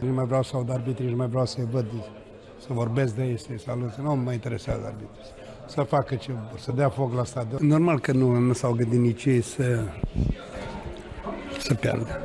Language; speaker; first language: Romanian; native; Romanian